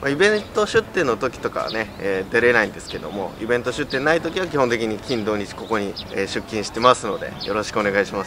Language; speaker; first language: Japanese; native; Japanese